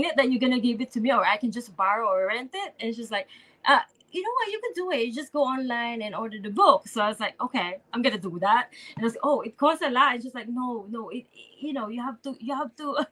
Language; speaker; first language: English; non-native, local second language; Filipino